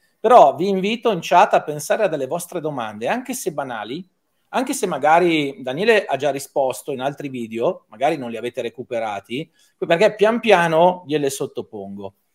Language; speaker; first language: Italian; native; Italian